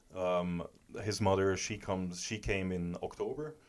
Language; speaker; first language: English; non-native, fluent; German